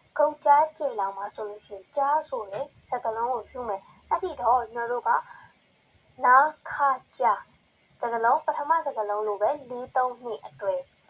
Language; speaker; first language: Burmese; native; Burmese